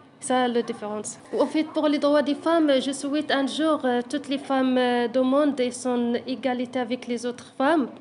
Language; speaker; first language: French; non-native, learner; Arabic